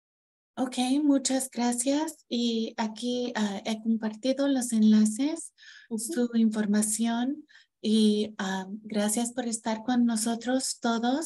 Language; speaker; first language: Spanish; non-native, fluent; English